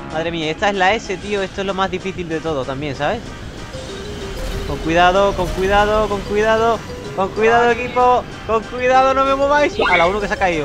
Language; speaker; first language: Spanish; native; Spanish